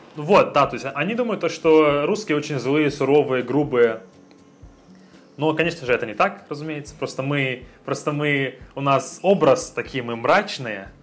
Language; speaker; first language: Russian; native; Russian